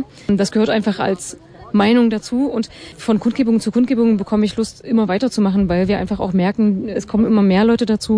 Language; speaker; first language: German; native; German